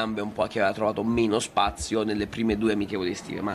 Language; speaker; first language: Italian; native; Italian